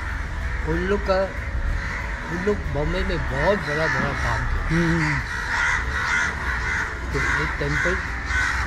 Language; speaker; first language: Hindi; non-native, local second language; Chinese